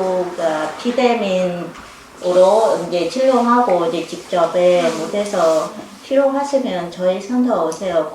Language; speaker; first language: Korean; non-native, learner; Vietnamese